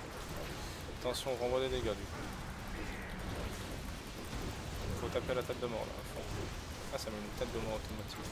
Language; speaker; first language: French; native; French